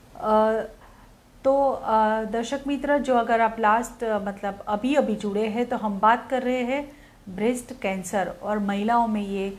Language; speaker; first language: Hindi; non-native, local second language; Gujarati